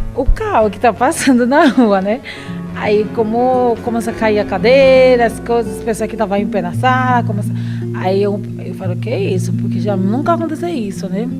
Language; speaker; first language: Portuguese; non-native, learner; Haitian Creole